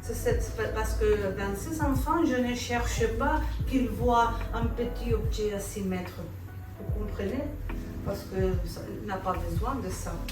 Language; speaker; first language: French; non-native, fluent; Spanish